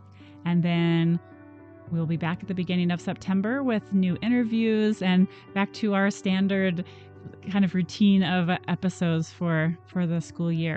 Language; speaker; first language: English; native; English